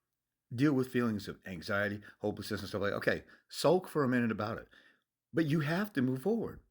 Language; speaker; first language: English; native; English